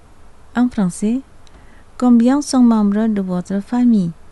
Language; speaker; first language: French; non-native, fluent; Indonesian